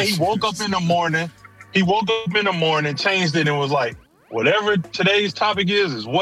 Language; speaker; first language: English; native; English